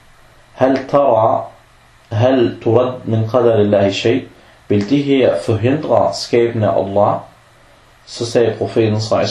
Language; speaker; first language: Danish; non-native, fluent; Arabic